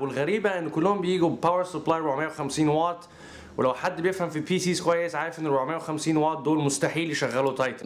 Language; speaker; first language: Arabic; native; Arabic